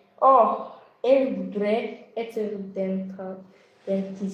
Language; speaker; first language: French; non-native, learner; Azerbaijani